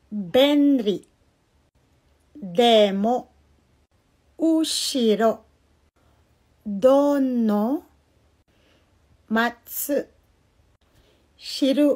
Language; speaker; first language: Japanese; non-native, fluent; Filipino